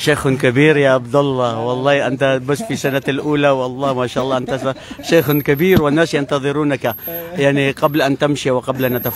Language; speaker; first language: Arabic; non-native, fluent; Maranao